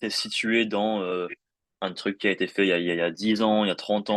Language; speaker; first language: French; non-native, fluent; English